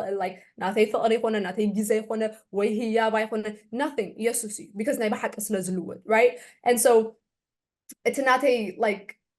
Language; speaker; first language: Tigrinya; early bilingual, heritage; Tigrinya